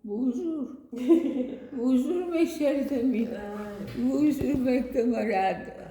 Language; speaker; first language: French; non-native, fluent; Bulgarian